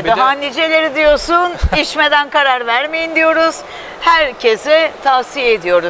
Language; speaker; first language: Turkish; native; Turkish